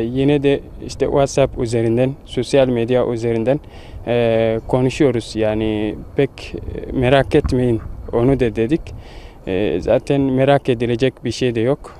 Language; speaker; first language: Turkish; non-native, fluent; Arabic